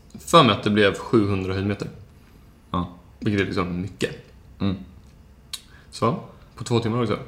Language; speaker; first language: Swedish; native; Swedish